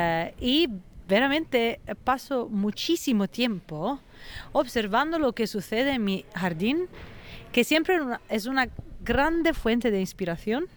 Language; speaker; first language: Spanish; non-native, fluent; Italian